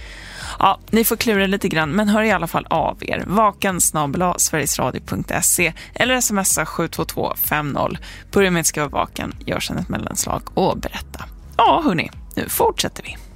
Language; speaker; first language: Swedish; native; Swedish